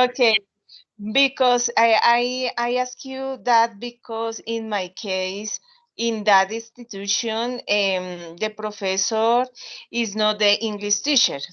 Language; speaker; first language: English; non-native, learner; Spanish